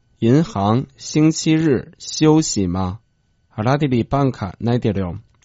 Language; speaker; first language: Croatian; non-native, fluent; Chinese